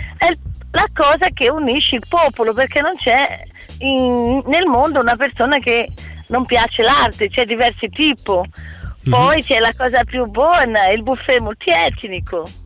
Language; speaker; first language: Italian; non-native, fluent; Portuguese